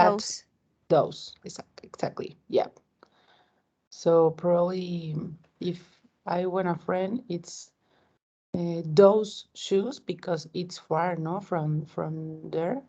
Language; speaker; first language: English; non-native, learner; Spanish